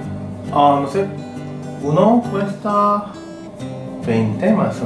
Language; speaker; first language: Spanish; non-native, learner; Korean